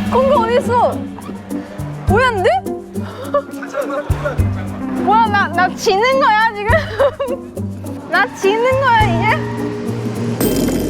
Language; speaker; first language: Korean; non-native, fluent; Chinese